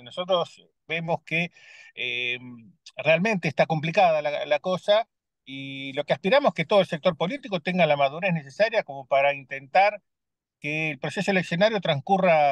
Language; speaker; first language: Spanish; native; Spanish